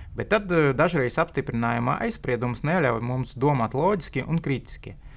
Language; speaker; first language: Latvian; non-native, local second language; Russian